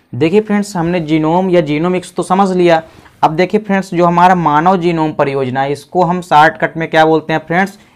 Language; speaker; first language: Hindi; native; Hindi